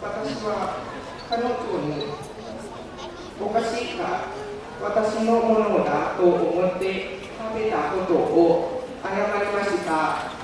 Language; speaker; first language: Japanese; non-native, learner; Lao